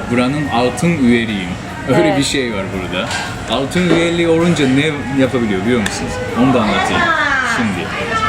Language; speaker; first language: Turkish; non-native, fluent; Japanese